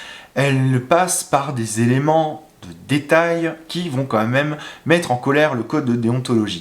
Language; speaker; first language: French; native; French